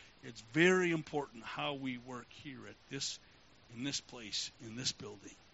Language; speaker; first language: English; native; English